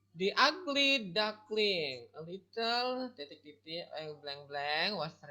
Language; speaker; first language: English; non-native, learner; Indonesian